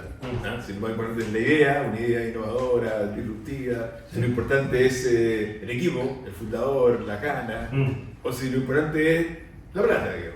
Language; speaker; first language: Spanish; native; Spanish